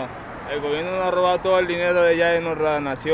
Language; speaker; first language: Spanish; native; Spanish